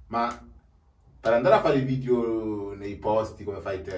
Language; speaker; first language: Italian; native; Italian